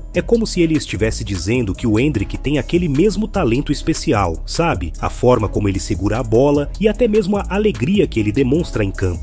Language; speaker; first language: Portuguese; native; Portuguese